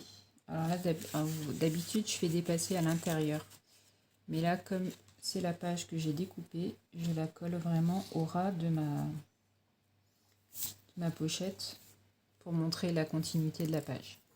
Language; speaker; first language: French; native; French